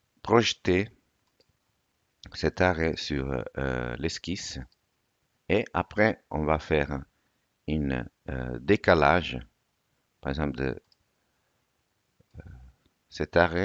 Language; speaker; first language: French; non-native, fluent; Italian